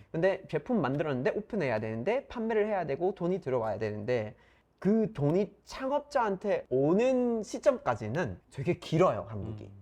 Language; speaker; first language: Korean; non-native, fluent; English